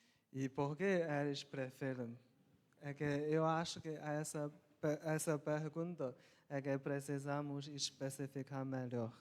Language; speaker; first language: Portuguese; non-native, local second language; Chinese